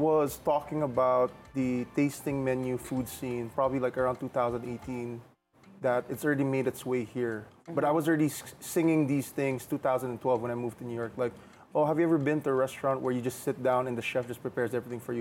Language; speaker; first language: English; non-native, local second language; Filipino